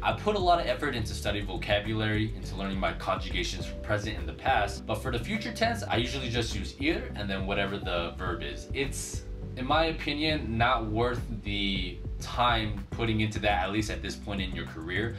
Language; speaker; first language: English; native; English